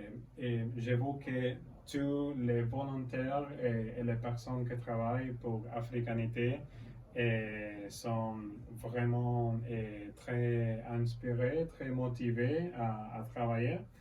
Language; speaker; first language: French; non-native, learner; Spanish